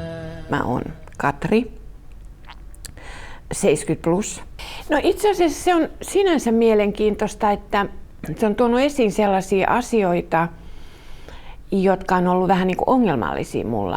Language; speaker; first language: Finnish; native; Finnish